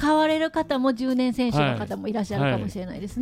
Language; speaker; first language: Japanese; native; Japanese